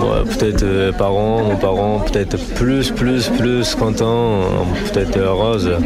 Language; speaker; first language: French; non-native, learner; Japanese